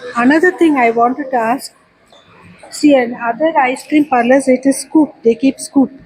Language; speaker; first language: English; non-native, local second language; Tamil